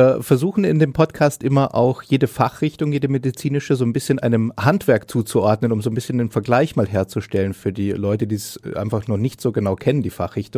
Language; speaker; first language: German; native; German